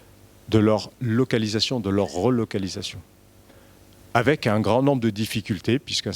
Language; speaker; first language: French; native; French